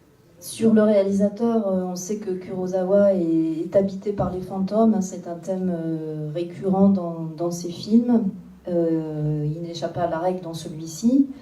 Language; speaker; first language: French; native; French